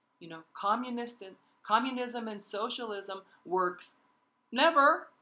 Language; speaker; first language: English; early bilingual, other home language; Korean